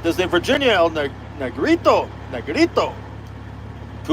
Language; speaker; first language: Spanish; non-native, learner; English